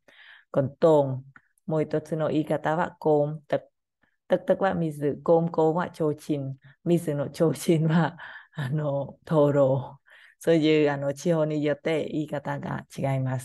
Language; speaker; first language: Japanese; non-native, learner; Khmer